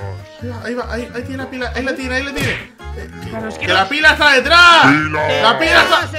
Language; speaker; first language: Spanish; native; Spanish